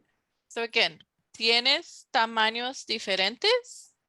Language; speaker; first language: Spanish; non-native, fluent; English